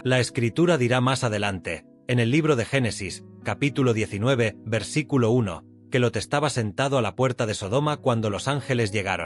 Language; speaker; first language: Spanish; native; Spanish